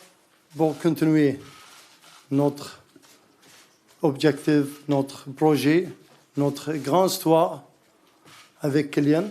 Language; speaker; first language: French; non-native, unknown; Arabic